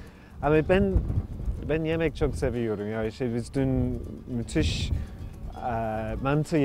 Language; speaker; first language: Turkish; non-native, learner; English